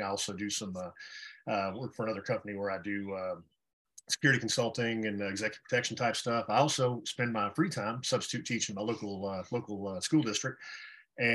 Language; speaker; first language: English; native; English